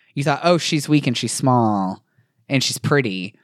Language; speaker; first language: English; native; English